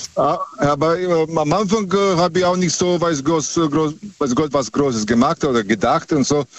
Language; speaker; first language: German; non-native, fluent; Serbian